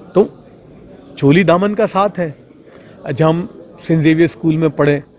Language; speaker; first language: Hindi; non-native, local second language; Gujarati